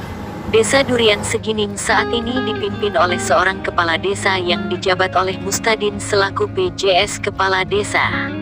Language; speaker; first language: Indonesian; native; Indonesian